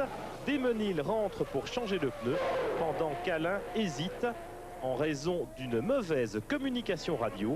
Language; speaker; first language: French; native; French